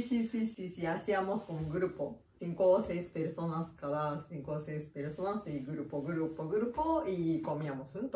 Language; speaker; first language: Spanish; non-native, learner; Japanese